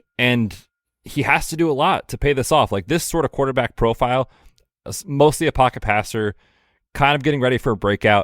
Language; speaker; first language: English; native; English